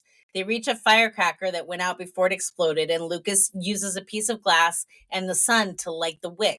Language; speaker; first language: English; native; English